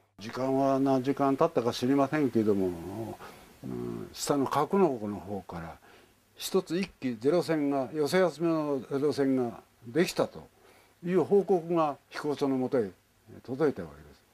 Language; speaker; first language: Japanese; native; Japanese